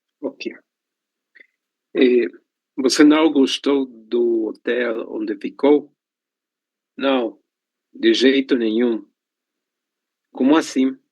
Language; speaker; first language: Portuguese; non-native, learner; Spanish